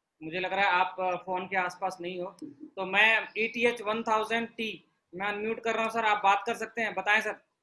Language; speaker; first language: Hindi; native; Hindi